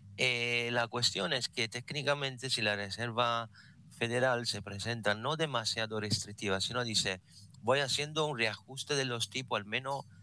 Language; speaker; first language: Spanish; non-native, fluent; Italian